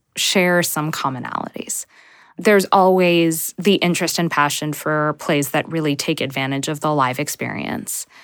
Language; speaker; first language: English; native; English